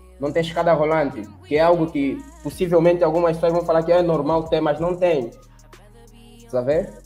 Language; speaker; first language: Portuguese; native; Portuguese